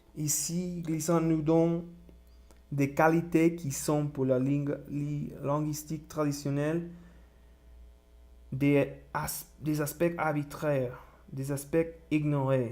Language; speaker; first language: French; non-native, learner; Spanish